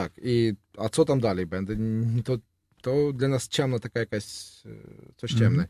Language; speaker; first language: Polish; non-native, learner; Russian